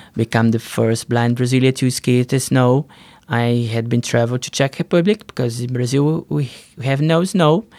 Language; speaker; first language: English; non-native, learner; Portuguese